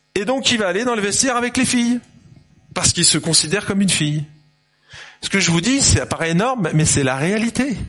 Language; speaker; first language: French; native; French